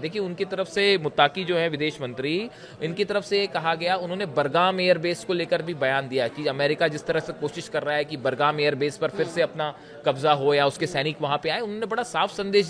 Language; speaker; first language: Hindi; native; Hindi